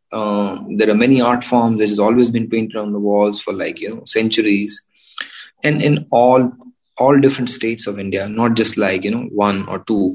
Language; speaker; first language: English; non-native, local second language; Gujarati